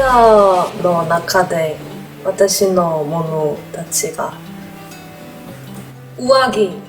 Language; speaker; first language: Japanese; non-native, learner; Korean